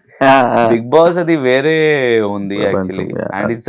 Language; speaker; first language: Telugu; non-native, learner; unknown